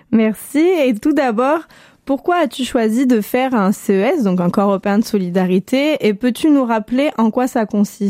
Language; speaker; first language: French; native; French